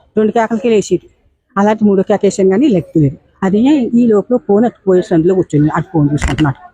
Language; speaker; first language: Telugu; native; Telugu